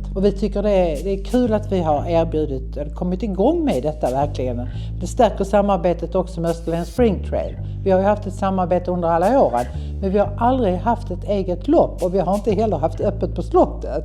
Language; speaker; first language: Swedish; native; Swedish